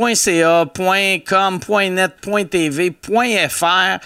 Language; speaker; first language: French; native; French